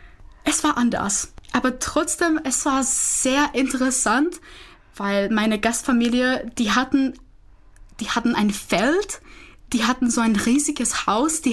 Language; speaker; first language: German; non-native, learner; Czech